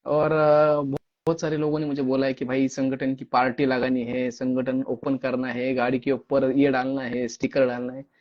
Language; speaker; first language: Hindi; non-native, local second language; Marathi